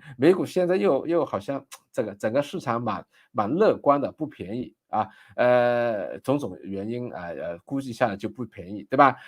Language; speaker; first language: Chinese; non-native, local second language; Cantonese